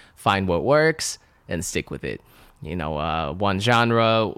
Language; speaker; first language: English; non-native, fluent; Russian